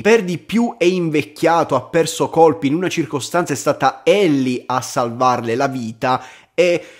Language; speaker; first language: Italian; native; Italian